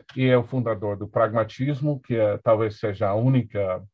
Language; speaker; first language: Portuguese; non-native, fluent; English